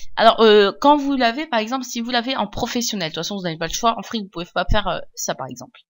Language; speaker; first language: French; native; French